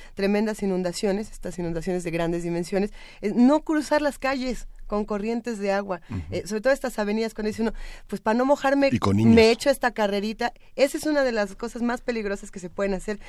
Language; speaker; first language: Spanish; native; Spanish